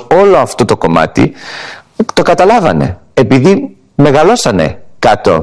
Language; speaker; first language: Greek; early bilingual, heritage; Greek